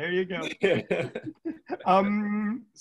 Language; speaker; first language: English; native; English